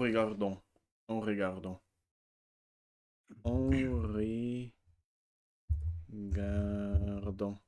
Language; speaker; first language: French; non-native, learner; Russian